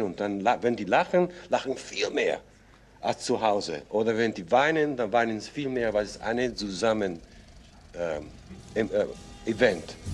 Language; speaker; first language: German; early bilingual, heritage; Italian